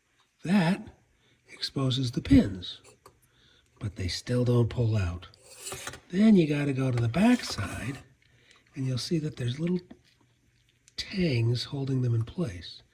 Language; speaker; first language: English; native; English